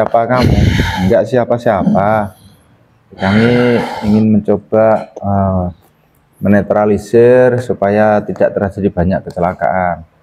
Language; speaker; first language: Indonesian; native; Indonesian